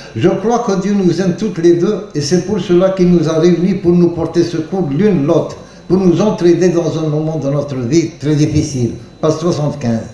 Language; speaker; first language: French; non-native, local second language; Arabic